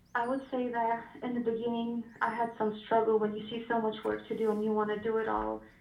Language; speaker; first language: English; non-native, fluent; Ukrainian